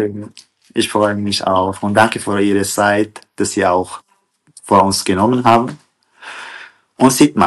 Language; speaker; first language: German; non-native, fluent; Kurdish